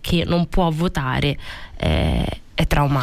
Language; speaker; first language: Italian; early bilingual, other home language; Arabic